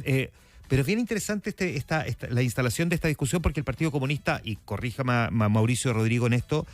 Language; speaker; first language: Spanish; native; Spanish